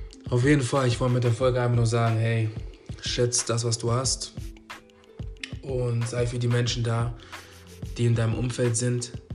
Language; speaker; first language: German; native; German